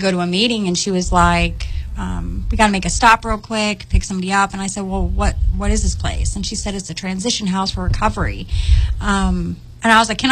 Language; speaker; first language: English; native; English